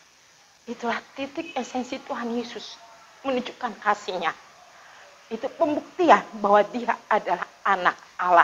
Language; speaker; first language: Indonesian; native; Indonesian